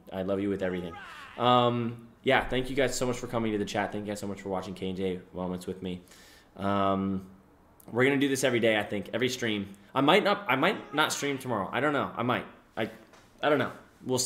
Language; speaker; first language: English; native; English